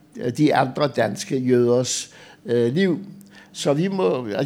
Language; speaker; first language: Danish; native; Danish